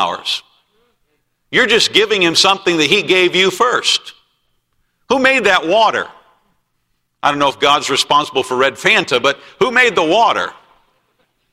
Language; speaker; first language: English; native; English